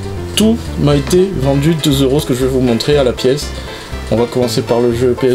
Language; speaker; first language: French; native; French